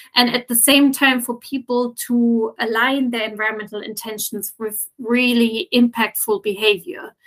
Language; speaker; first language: English; non-native, fluent; German